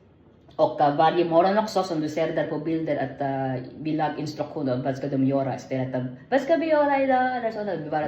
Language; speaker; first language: Swedish; non-native, learner; Filipino